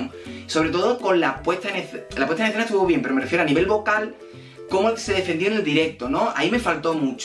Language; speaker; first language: Spanish; native; Spanish